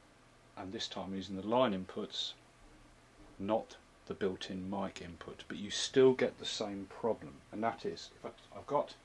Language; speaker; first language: English; native; English